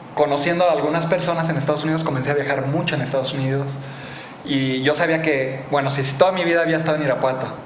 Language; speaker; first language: Spanish; native; Spanish